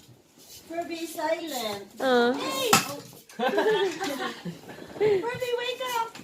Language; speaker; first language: English; non-native, local second language; Filipino